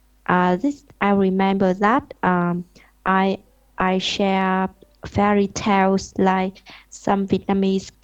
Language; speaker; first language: English; non-native, learner; Vietnamese